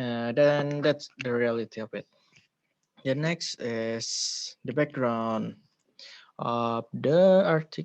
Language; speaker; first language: English; non-native, learner; Indonesian